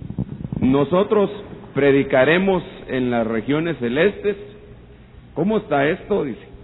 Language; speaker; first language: Spanish; native; Spanish